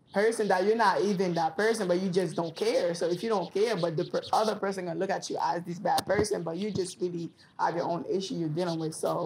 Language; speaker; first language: English; early bilingual, other home language; Haitian Creole